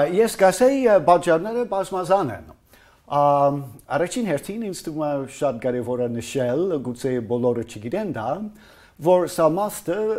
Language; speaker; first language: Armenian; non-native, fluent; English